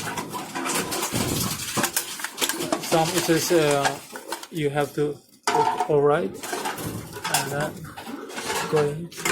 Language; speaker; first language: English; non-native, learner; Turkish